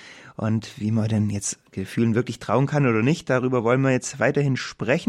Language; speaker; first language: German; native; German